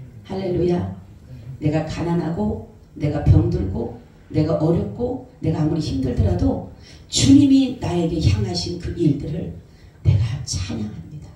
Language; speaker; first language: Korean; native; Korean